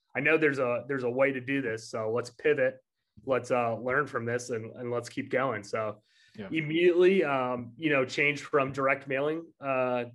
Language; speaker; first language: English; native; English